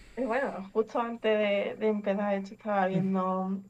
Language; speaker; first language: Spanish; early bilingual, other home language; English